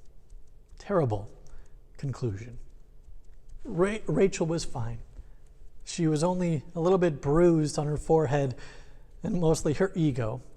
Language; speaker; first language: English; native; English